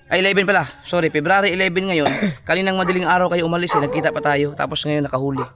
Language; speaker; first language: Filipino; non-native, local second language; Cebuano